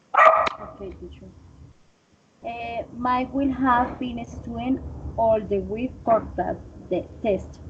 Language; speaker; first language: English; non-native, learner; Spanish